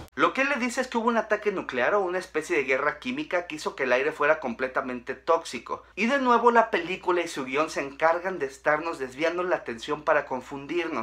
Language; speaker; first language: Spanish; native; Spanish